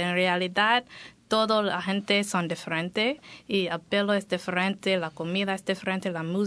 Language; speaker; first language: Spanish; non-native, learner; English